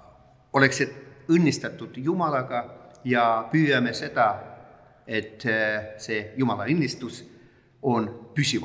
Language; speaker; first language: Estonian; non-native, fluent; Russian